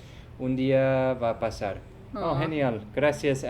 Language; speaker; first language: Spanish; non-native, fluent; English